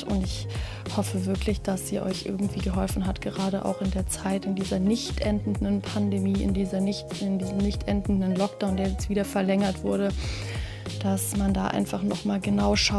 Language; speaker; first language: German; native; German